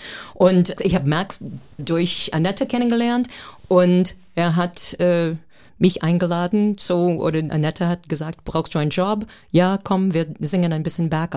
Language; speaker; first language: German; non-native, fluent; English